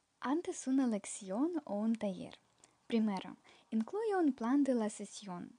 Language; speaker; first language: Spanish; non-native, fluent; Ukrainian